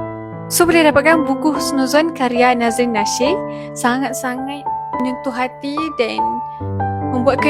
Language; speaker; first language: Malay; native; Malay